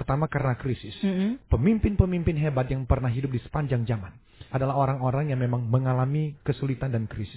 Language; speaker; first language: Indonesian; native; Indonesian